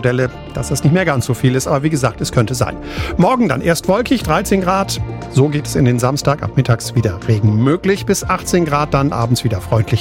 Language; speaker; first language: German; native; German